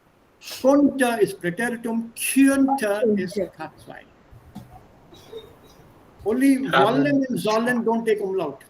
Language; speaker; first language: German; non-native, fluent; Hindi